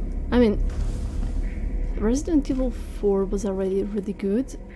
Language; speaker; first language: English; non-native, fluent; Portuguese